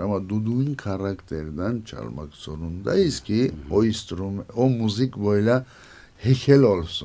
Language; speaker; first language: Turkish; non-native, learner; Armenian